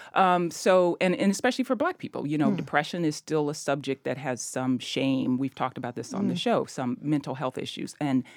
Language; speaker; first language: English; native; English